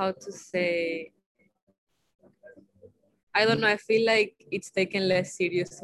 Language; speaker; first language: English; non-native, fluent; Spanish